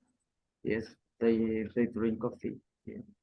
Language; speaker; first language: English; non-native, learner; Vietnamese